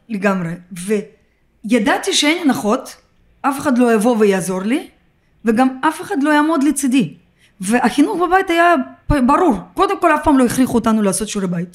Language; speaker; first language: Hebrew; early bilingual, other home language; Russian